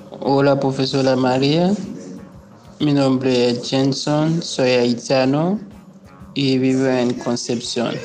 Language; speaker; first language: Spanish; non-native, fluent; Haitian Creole